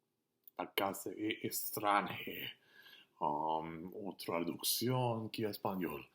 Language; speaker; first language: Spanish; non-native, learner; English